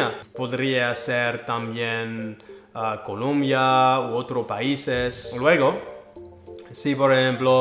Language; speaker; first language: Spanish; non-native, learner; French